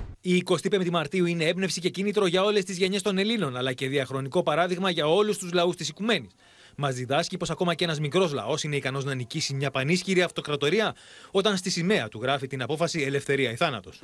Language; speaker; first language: Greek; native; Greek